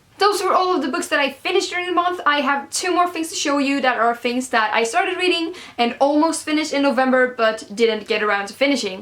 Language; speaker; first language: English; non-native, fluent; Swedish